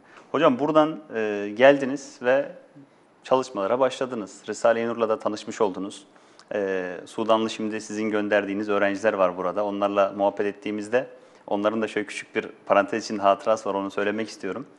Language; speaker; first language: Turkish; native; Turkish